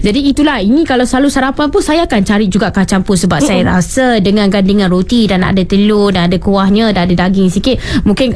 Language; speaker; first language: Malay; native; Malay